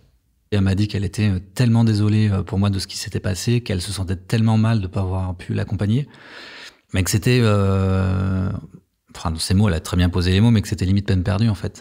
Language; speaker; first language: French; native; French